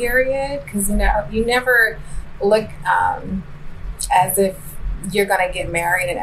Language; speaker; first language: English; native; English